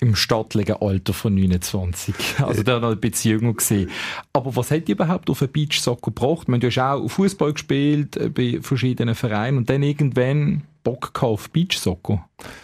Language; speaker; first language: German; native; German